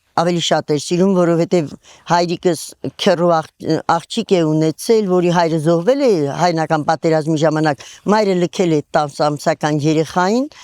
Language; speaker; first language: Armenian; native; Armenian